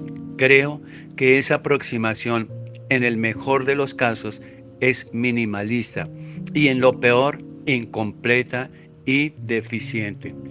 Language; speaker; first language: Spanish; native; Spanish